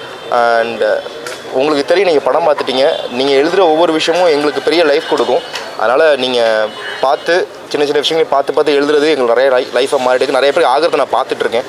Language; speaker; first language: Tamil; native; Tamil